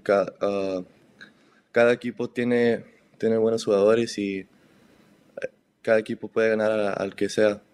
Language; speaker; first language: Spanish; early bilingual, heritage; Spanish